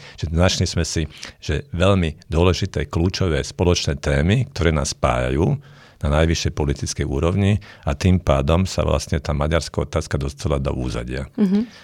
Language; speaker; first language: Slovak; non-native, local second language; Hungarian